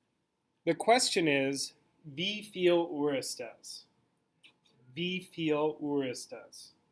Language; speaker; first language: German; non-native, fluent; English